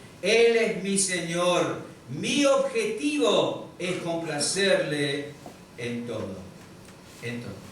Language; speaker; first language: Spanish; native; Spanish